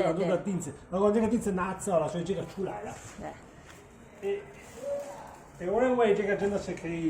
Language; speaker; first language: Chinese; non-native, fluent; Italian